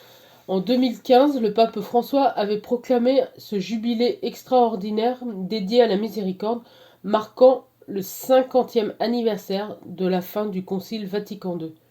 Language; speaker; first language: French; native; French